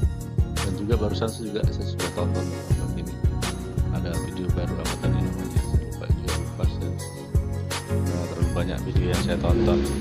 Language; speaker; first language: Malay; non-native, local second language; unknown